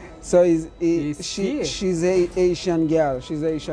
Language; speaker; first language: English; non-native, learner; Haitian Creole